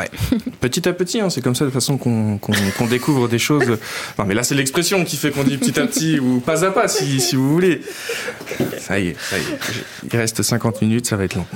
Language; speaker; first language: French; native; French